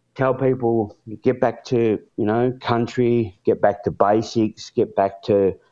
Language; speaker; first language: English; native; English